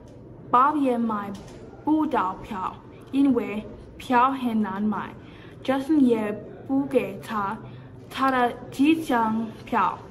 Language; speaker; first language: Chinese; non-native, learner; English